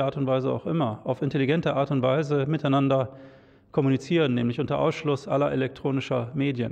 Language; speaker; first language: German; native; German